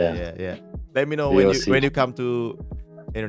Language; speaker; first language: English; non-native, fluent; Indonesian